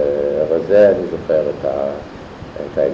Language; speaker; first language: Hebrew; non-native, fluent; German